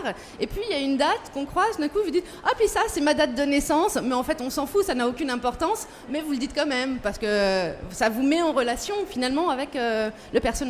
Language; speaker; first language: French; native; French